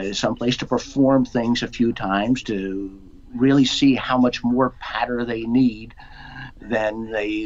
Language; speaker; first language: English; native; English